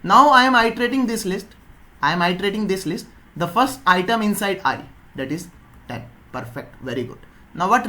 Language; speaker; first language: English; non-native, local second language; Hindi